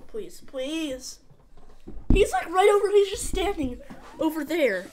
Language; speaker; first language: English; native; English